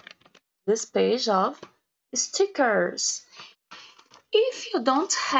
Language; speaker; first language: English; non-native, learner; Portuguese